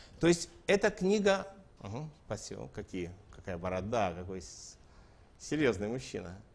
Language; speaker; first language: Russian; native; Russian